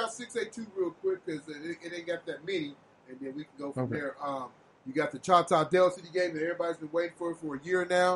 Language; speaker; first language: English; native; English